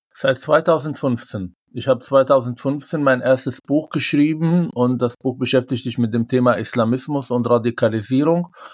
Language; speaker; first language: German; non-native, fluent; Arabic